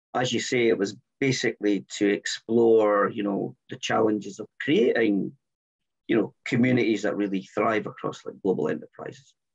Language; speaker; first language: English; native; English